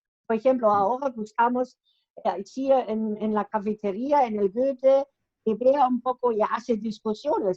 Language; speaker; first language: Spanish; non-native, fluent; German